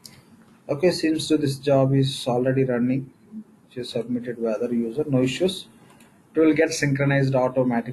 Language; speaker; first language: English; non-native, local second language; Telugu